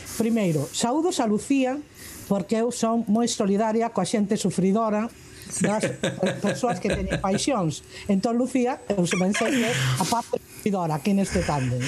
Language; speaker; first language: Galician; non-native, local second language; Spanish